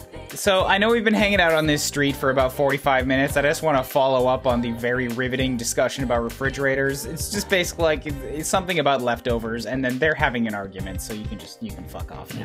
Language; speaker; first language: English; native; English